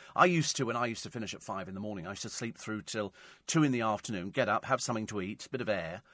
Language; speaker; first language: English; native; English